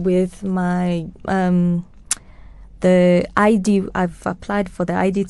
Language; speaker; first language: English; non-native, local second language; Kinyarwanda